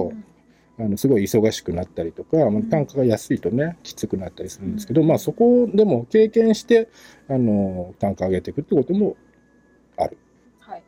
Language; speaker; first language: Japanese; native; Japanese